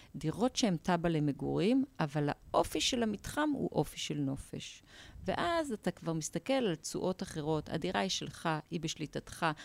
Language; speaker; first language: Hebrew; native; Hebrew